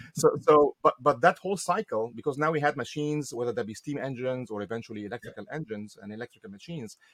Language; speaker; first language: English; non-native, fluent; Arabic